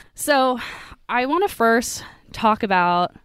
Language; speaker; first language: English; native; English